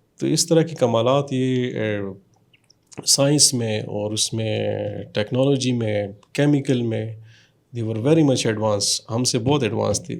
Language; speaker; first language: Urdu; non-native, local second language; Pashto